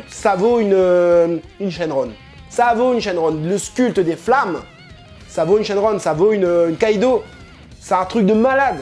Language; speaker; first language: French; native; French